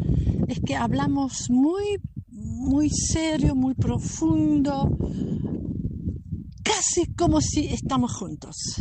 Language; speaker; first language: Spanish; non-native, fluent; German